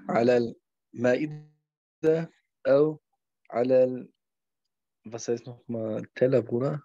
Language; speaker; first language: Arabic; non-native, learner; German